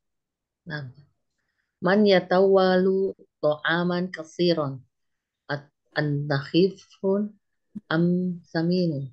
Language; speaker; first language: Arabic; non-native, learner; Indonesian